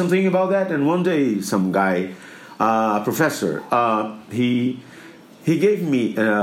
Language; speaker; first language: English; non-native, fluent; Portuguese